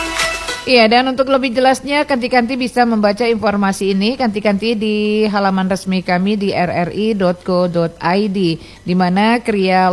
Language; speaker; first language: Indonesian; native; Indonesian